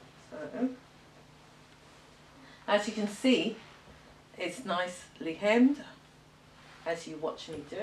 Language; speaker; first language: English; native; English